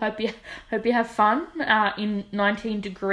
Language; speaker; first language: English; native; English